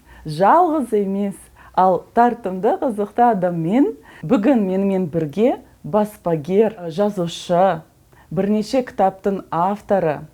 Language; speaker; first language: Kazakh; non-native, learner; Russian